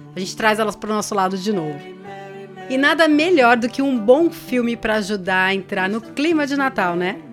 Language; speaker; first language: Portuguese; native; Portuguese